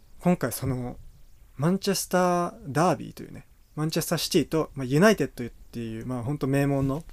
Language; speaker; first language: Japanese; native; Japanese